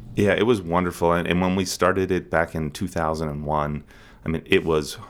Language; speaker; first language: English; native; English